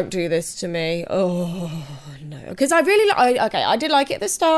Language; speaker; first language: English; native; English